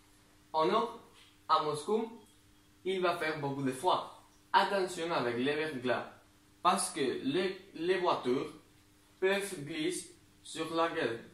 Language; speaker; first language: French; non-native, learner; Spanish